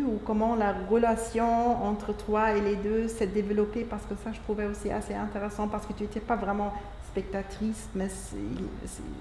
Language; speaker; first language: French; non-native, fluent; German